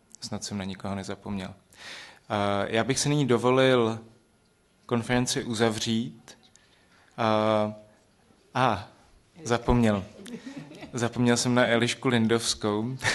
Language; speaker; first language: Czech; native; Czech